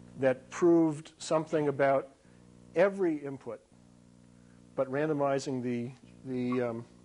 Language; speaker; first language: English; native; English